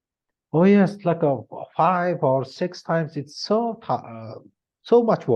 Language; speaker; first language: English; non-native, learner; Mongolian